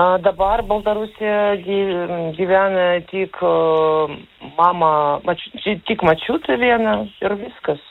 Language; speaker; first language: Lithuanian; non-native, learner; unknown